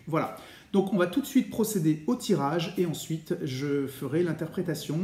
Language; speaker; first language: French; native; French